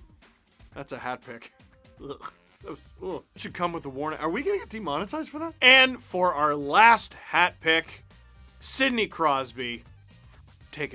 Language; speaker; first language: English; native; English